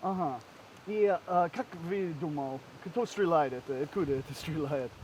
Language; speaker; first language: Russian; non-native, learner; English